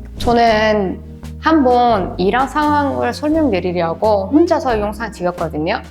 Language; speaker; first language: Korean; non-native, fluent; Persian